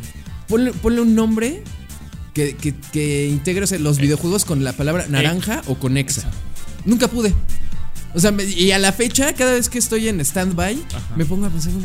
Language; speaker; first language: Spanish; native; Spanish